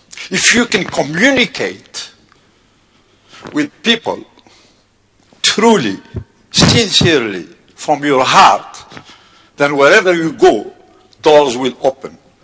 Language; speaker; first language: English; non-native, fluent; Kabyle